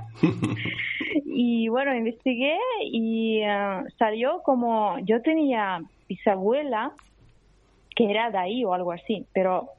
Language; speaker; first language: Spanish; non-native, fluent; Russian